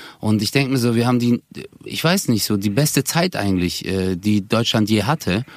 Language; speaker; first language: German; native; German